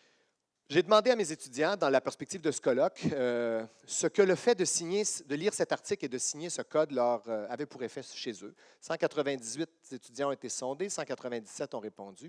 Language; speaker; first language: French; native; French